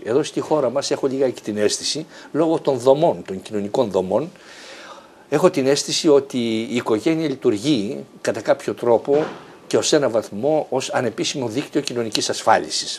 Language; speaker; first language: Greek; native; Greek